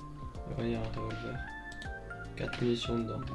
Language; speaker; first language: French; native; French